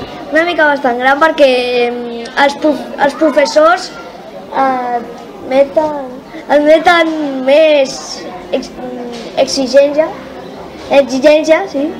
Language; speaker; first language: Catalan; non-native, local second language; Spanish